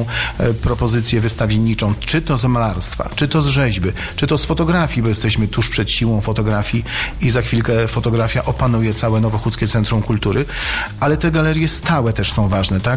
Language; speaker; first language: Polish; native; Polish